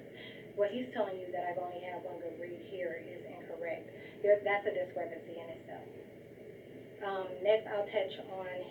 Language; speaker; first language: English; native; English